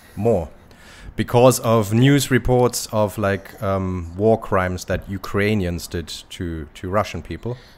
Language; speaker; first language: English; non-native, fluent; German